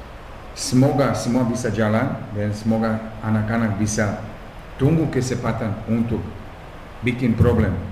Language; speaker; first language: Indonesian; non-native, fluent; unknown